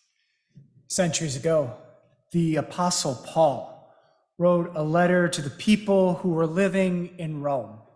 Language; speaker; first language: English; native; English